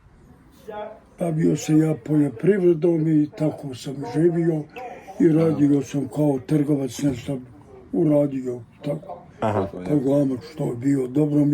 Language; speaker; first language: Croatian; native; Croatian